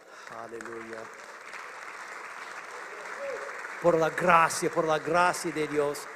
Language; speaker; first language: Spanish; non-native, fluent; English